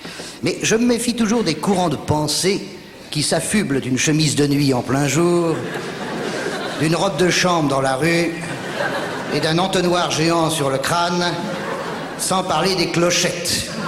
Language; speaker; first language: French; native; French